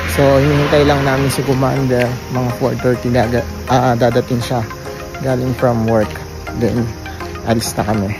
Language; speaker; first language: Filipino; native; Filipino